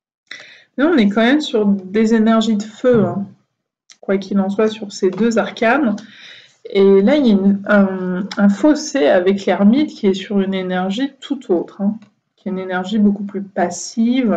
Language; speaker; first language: French; native; French